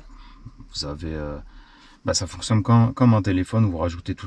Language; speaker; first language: French; native; French